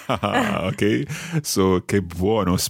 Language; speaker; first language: Italian; non-native, fluent; English